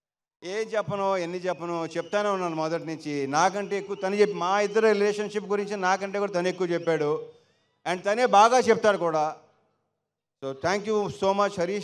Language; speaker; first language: Telugu; native; Telugu